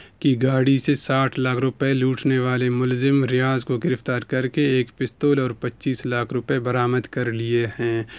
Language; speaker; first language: Urdu; non-native, local second language; Baluchi